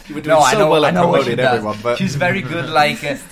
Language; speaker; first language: English; non-native, fluent; Italian